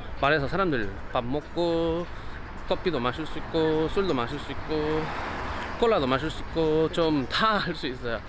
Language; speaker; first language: Korean; non-native, learner; Spanish